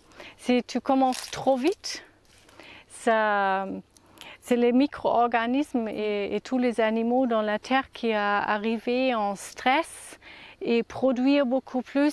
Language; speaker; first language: French; non-native, learner; German